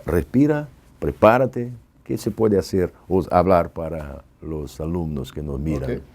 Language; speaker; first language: Spanish; non-native, fluent; Portuguese